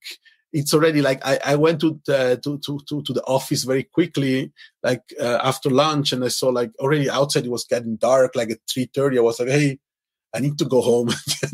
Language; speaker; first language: English; non-native, fluent; Italian